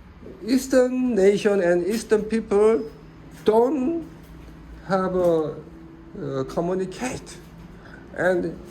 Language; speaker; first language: English; non-native, learner; Korean